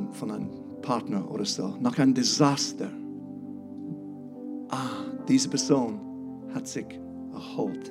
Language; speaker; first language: German; non-native, fluent; English